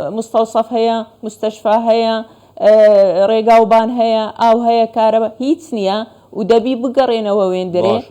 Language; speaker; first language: Central Kurdish; non-native, local second language; Kurdish